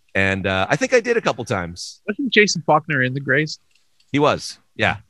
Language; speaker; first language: English; native; English